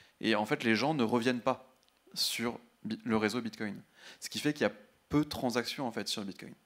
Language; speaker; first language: French; native; French